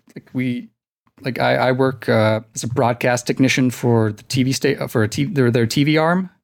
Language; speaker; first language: English; non-native, fluent; Icelandic